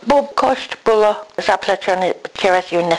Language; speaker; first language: Ukrainian; early bilingual, heritage; English